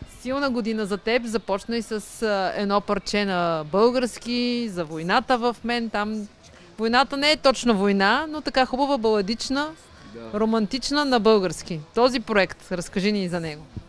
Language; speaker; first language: Bulgarian; native; Bulgarian